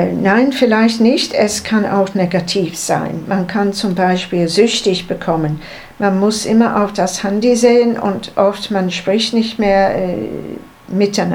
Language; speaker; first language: German; non-native, learner; English